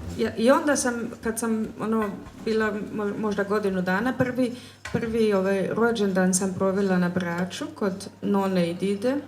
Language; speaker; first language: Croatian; early bilingual, heritage; German